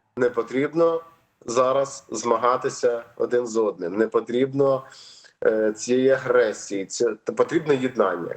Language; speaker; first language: Ukrainian; native; Ukrainian